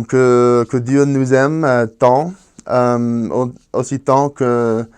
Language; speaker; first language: French; non-native, fluent; Spanish